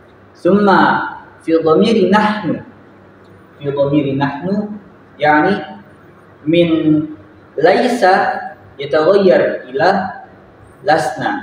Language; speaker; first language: Arabic; non-native, learner; Indonesian